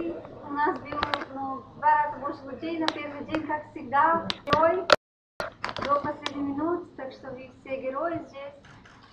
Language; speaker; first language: Russian; non-native, fluent; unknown